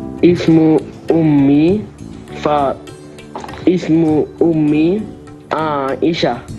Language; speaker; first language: Arabic; non-native, learner; Malay